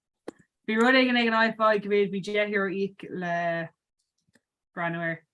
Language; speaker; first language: Irish; non-native, local second language; English